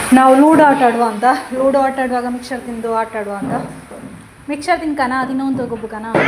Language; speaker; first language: Kannada; native; Kannada